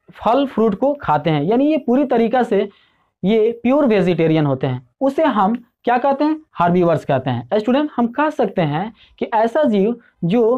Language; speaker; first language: Hindi; native; Hindi